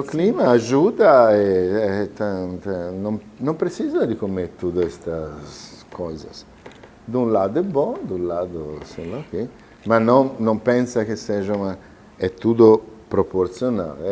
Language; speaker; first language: Portuguese; non-native, fluent; Italian